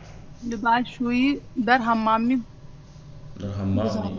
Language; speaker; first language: Persian; non-native, learner; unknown